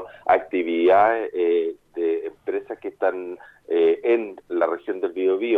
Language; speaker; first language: Spanish; native; Spanish